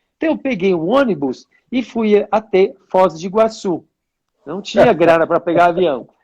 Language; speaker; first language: Portuguese; non-native, fluent; Italian